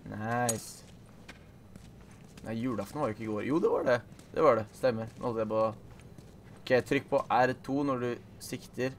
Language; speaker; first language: Norwegian; native; Norwegian